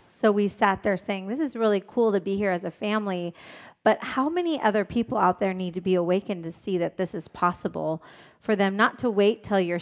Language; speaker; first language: English; native; English